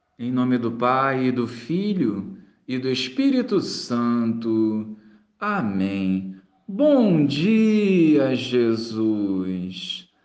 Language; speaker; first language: Portuguese; native; Portuguese